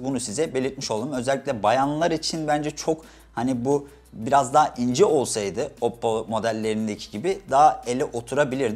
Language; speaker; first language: Turkish; native; Turkish